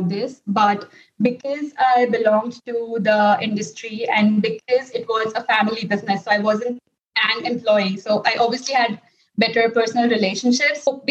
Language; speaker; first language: English; non-native, local second language; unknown